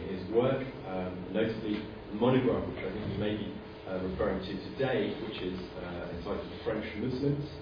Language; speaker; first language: English; native; English